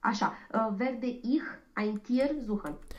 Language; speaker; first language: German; non-native, learner; Romanian